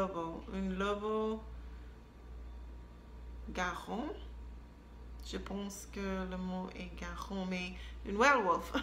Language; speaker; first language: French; non-native, learner; English